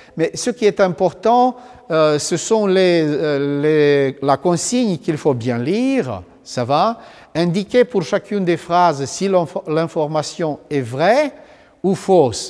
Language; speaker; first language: French; non-native, fluent; Romanian